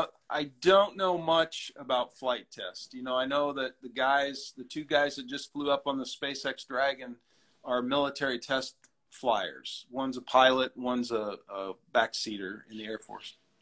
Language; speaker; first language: English; native; English